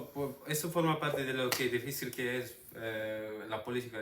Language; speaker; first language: Spanish; non-native, fluent; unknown